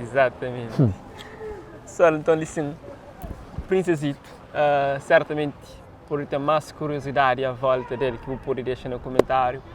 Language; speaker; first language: Portuguese; non-native, local second language; Kabuverdianu